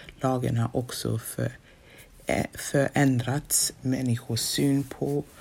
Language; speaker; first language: Swedish; non-native, fluent; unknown